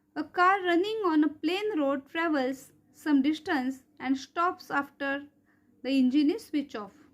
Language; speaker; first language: English; non-native, local second language; Marathi